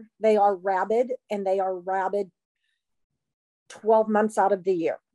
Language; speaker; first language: English; native; English